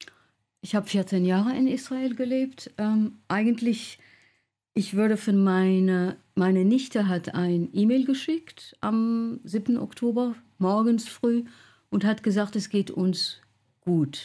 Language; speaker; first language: German; non-native, fluent; Arabic